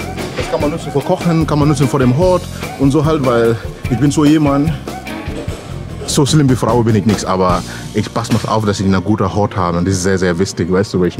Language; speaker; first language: German; non-native, fluent; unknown